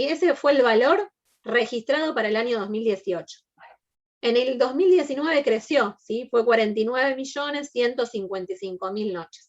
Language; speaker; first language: Spanish; native; Spanish